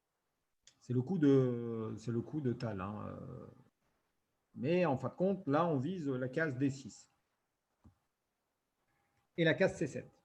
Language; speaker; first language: French; native; French